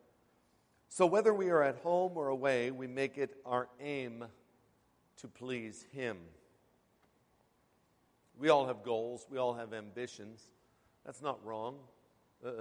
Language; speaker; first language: English; native; English